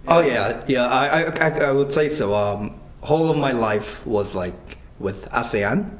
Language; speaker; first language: English; non-native, fluent; Korean